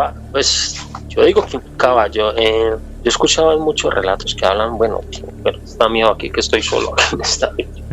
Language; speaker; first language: Spanish; native; Spanish